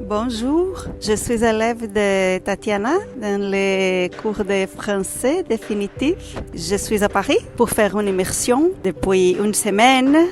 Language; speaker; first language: French; non-native, learner; Portuguese